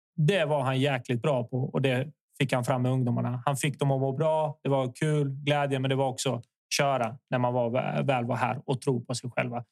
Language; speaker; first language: Swedish; early bilingual, other home language; Bosnian